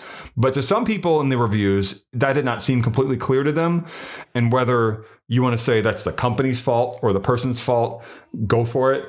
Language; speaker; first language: English; native; English